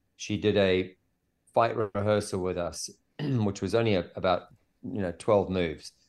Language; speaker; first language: English; native; English